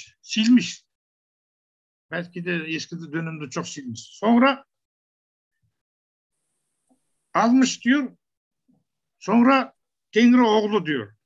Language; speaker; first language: Turkish; non-native, learner; Kazakh